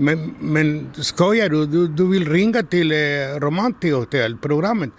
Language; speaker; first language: Swedish; non-native, learner; Spanish